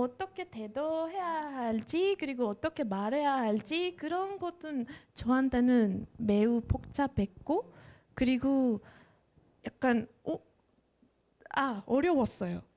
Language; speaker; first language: Korean; non-native, fluent; Spanish